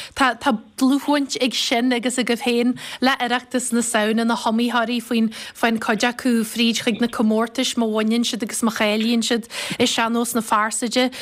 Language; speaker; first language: Irish; native; Irish